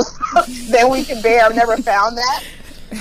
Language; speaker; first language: English; native; English